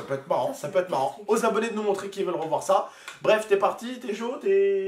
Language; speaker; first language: French; native; French